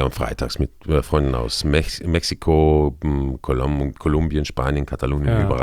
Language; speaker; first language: German; non-native, fluent; Croatian